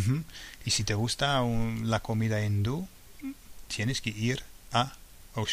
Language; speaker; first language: Spanish; non-native, fluent; English